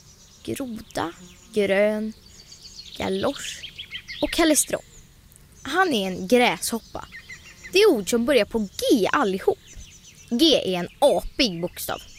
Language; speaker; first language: Swedish; native; Swedish